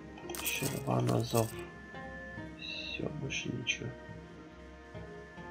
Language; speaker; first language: Russian; native; Russian